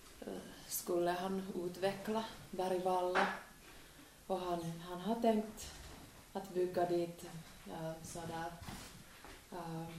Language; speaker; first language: Swedish; non-native, local second language; Finnish